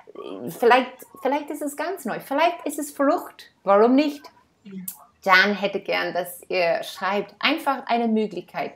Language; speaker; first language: German; non-native, fluent; English